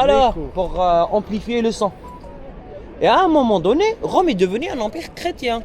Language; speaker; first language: French; non-native, local second language; Arabic